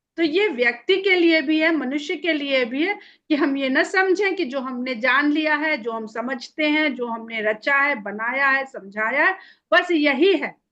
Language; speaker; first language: Hindi; native; Hindi